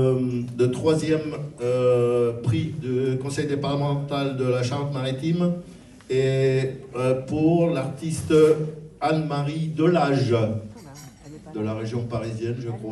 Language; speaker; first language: French; native; French